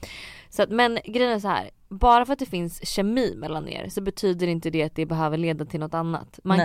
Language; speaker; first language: Swedish; native; Swedish